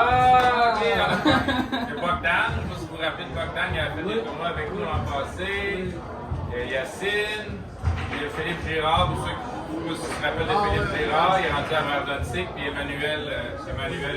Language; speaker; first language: French; native; French